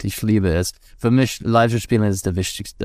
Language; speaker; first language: German; non-native, learner; English